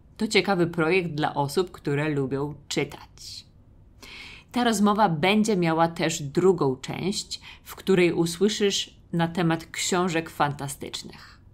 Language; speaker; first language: Polish; native; Polish